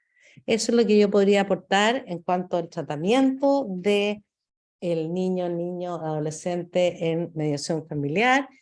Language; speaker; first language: Spanish; native; Spanish